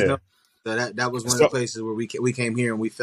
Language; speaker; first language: English; native; English